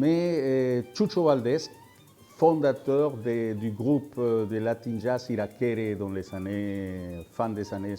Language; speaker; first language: French; non-native, fluent; Spanish